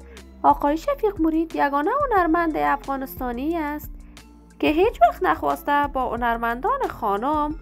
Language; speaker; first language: Persian; native; Persian